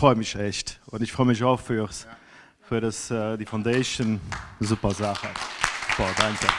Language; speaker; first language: German; non-native, local second language; Luxembourgish